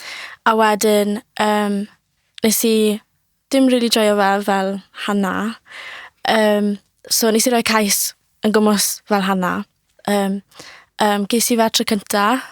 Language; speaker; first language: Welsh; native; Welsh